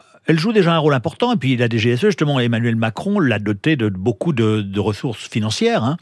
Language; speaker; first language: French; native; French